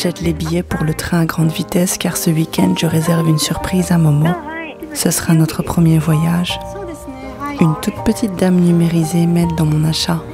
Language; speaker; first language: French; native; French